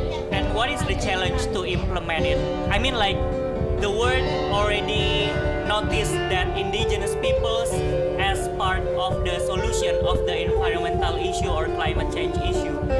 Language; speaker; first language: English; non-native, fluent; Indonesian